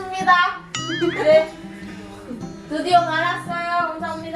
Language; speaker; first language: Korean; non-native, learner; Filipino